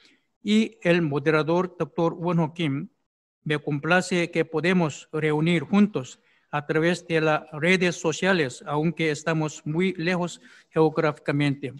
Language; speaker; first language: Spanish; non-native, fluent; Korean